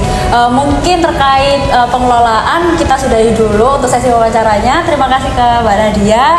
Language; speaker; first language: Indonesian; native; Indonesian